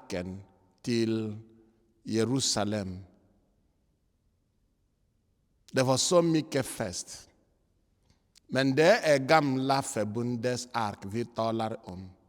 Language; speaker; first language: Swedish; non-native, fluent; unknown